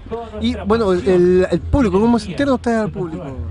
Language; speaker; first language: Spanish; native; Spanish